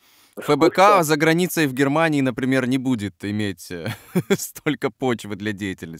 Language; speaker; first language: Russian; native; Russian